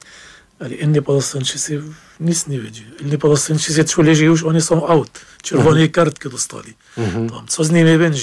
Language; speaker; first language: Polish; non-native, fluent; Arabic